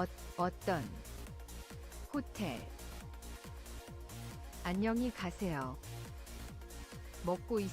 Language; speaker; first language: Korean; non-native, learner; English